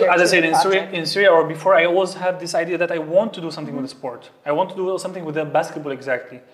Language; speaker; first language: English; non-native, fluent; Arabic